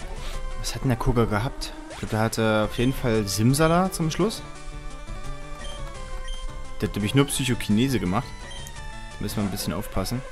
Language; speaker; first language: German; native; German